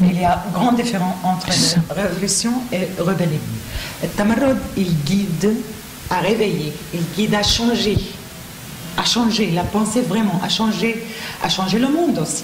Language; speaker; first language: French; non-native, fluent; Arabic